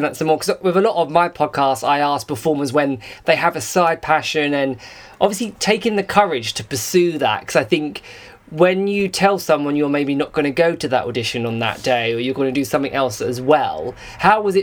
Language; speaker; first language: English; native; English